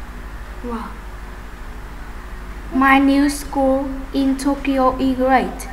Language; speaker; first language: English; non-native, learner; Vietnamese